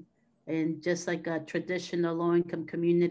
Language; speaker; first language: English; native; English